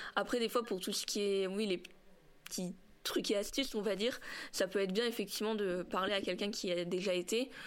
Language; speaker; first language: French; native; French